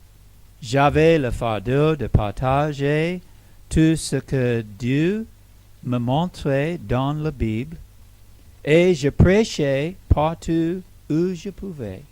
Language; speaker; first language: French; non-native, learner; English